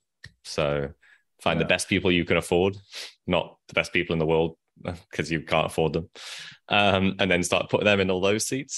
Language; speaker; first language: English; native; English